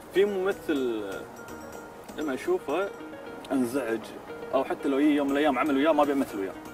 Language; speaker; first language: Arabic; native; Arabic